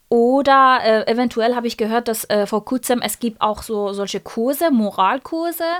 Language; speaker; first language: German; non-native, fluent; Persian